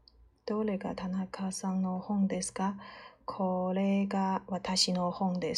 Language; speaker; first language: Japanese; non-native, learner; Chinese